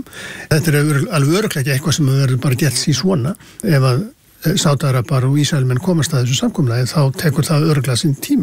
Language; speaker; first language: Icelandic; native; Icelandic